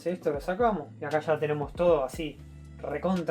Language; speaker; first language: Spanish; native; Spanish